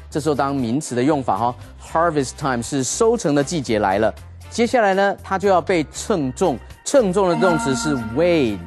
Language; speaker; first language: Chinese; native; Chinese